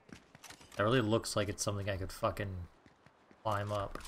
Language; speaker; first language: English; native; English